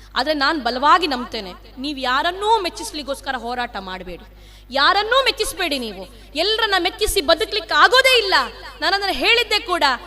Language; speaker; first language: Kannada; non-native, local second language; Tulu